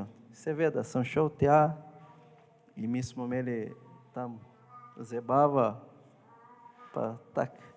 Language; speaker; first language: Slovenian; non-native, fluent; Portuguese